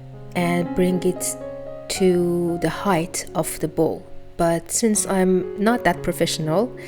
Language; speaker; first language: English; non-native, fluent; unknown